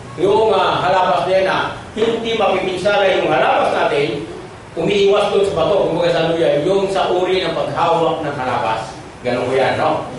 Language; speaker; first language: Filipino; non-native, local second language; Cebuano